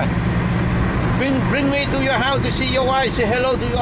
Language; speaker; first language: English; non-native, learner; Vietnamese